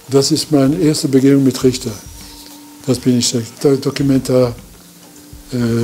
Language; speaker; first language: German; non-native, fluent; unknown